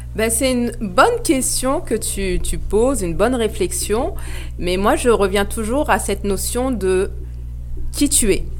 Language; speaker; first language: French; native; French